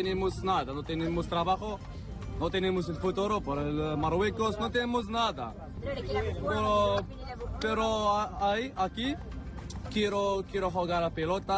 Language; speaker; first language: Spanish; non-native, learner; Arabic